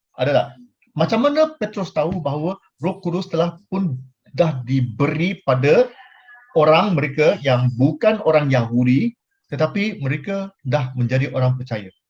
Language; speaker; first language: Malay; non-native, local second language; Chinese